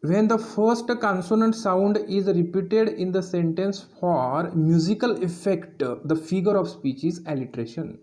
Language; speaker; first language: English; non-native, local second language; Marathi